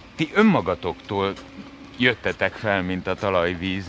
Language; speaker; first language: Hungarian; early bilingual, other home language; Russian